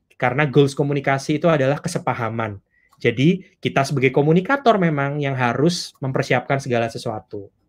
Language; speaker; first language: Indonesian; native; Indonesian